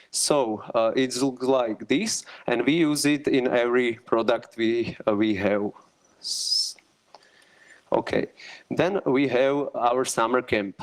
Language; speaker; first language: English; non-native, learner; Slovak